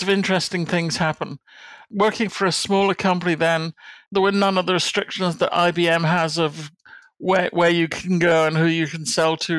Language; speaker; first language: English; native; English